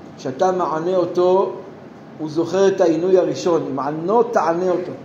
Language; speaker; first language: Hebrew; native; Hebrew